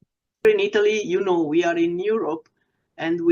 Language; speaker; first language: English; non-native, fluent; Italian